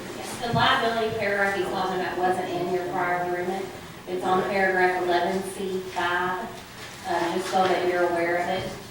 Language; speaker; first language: English; native; English